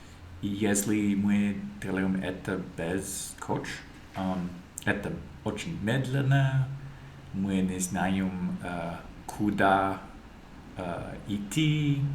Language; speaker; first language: Russian; non-native, learner; English